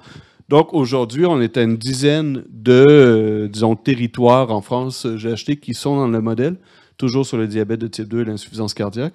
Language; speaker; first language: French; native; French